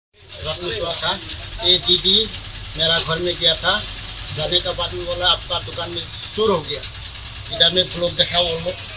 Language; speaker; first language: Hindi; non-native, local second language; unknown